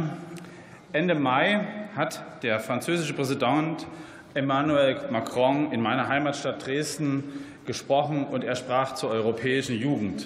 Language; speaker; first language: German; native; German